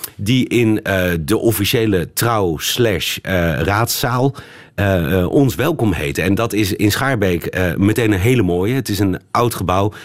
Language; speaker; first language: Dutch; native; Dutch